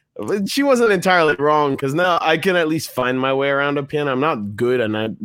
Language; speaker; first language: English; native; English